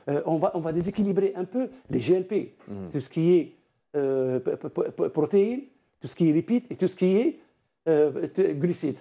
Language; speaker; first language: French; non-native, local second language; Arabic